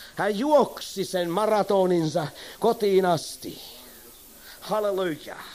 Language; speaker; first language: Finnish; native; Finnish